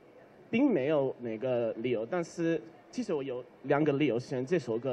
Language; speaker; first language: Chinese; non-native, learner; English